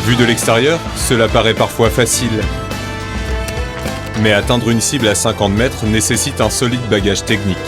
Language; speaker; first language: French; native; French